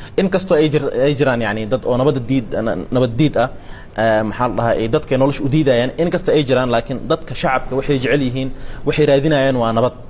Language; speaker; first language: Somali; early bilingual, heritage; Somali